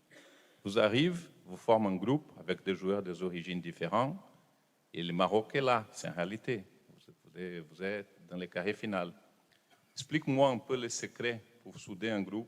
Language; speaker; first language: French; non-native, fluent; Portuguese